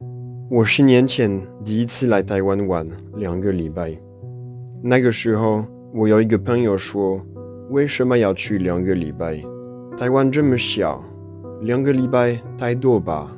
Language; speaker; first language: Chinese; non-native, fluent; French